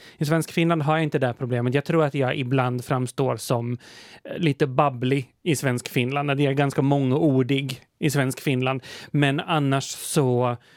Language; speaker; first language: Swedish; native; Swedish